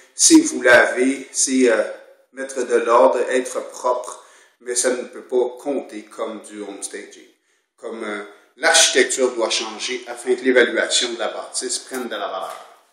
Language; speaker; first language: French; native; French